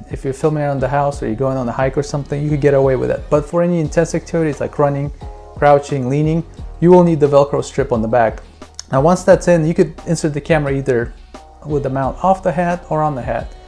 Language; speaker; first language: English; native; English